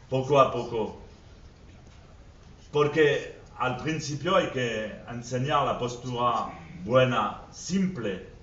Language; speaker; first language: Spanish; non-native, fluent; French